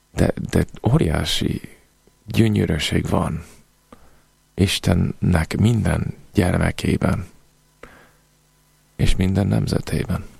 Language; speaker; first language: Hungarian; non-native, fluent; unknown